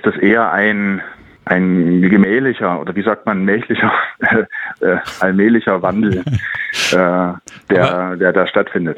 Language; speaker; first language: German; native; German